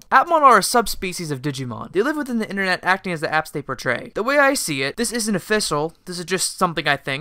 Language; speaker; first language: English; native; English